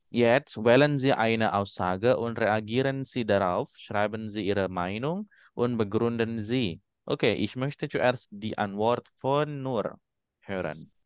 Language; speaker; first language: German; non-native, fluent; Indonesian